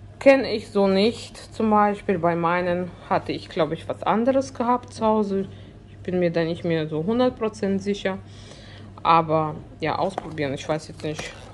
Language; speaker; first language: German; early bilingual, other home language; Russian